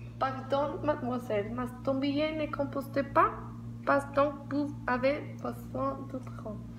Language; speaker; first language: French; non-native, learner; Spanish